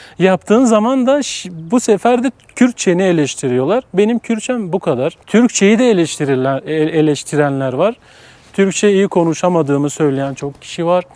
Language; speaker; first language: Turkish; native; Turkish